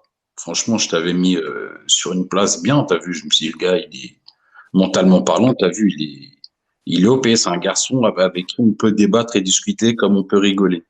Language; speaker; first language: French; native; French